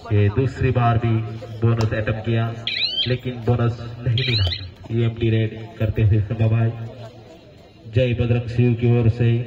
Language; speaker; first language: Hindi; non-native, local second language; Marathi